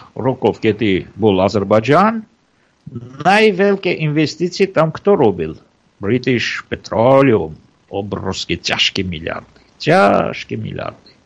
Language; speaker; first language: Slovak; non-native, fluent; Armenian